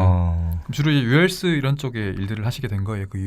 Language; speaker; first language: Korean; native; Korean